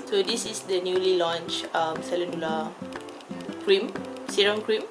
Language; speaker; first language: English; non-native, local second language; Malay